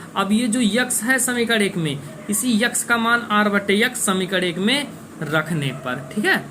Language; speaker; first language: Hindi; native; Hindi